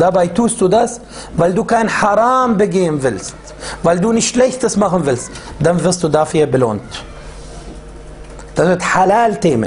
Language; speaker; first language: German; non-native, fluent; Arabic